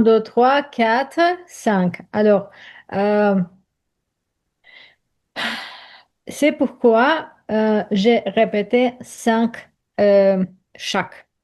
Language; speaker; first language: French; non-native, learner; Ukrainian